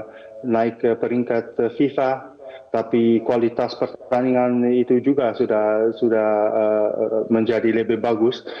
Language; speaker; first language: Indonesian; early bilingual, heritage; Dutch